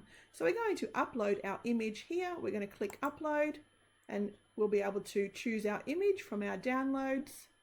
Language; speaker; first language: English; native; English